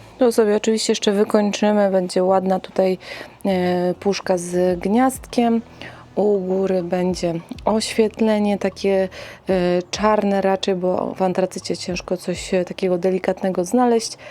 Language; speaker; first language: Polish; native; Polish